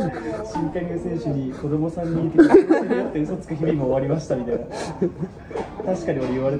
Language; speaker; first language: Japanese; native; Japanese